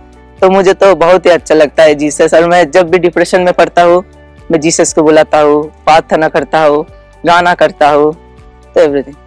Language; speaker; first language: Hindi; non-native, local second language; Bangla